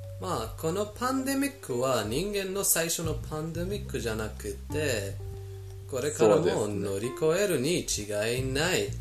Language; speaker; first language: Japanese; non-native, fluent; Persian